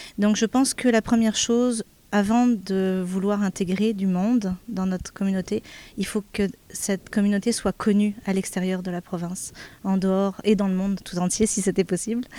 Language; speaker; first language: French; native; French